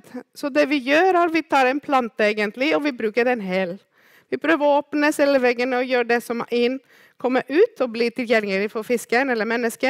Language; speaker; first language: Norwegian; non-native, fluent; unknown